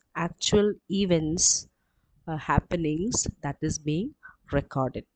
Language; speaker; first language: English; non-native, local second language; Malayalam